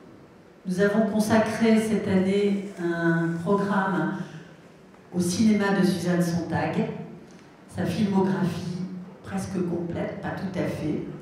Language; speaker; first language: French; native; French